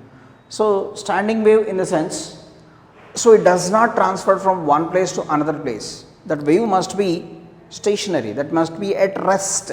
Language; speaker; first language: English; non-native, local second language; Telugu